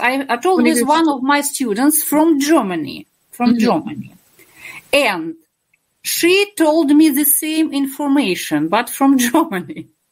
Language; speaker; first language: English; non-native, fluent; Russian